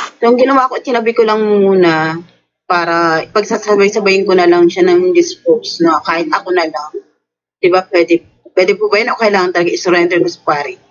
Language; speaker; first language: Filipino; native; Filipino